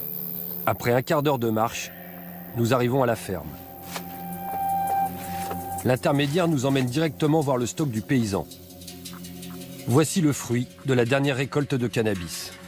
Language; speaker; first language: French; native; French